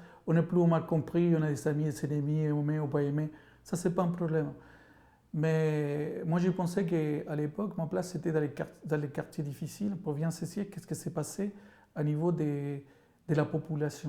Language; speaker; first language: French; non-native, fluent; Spanish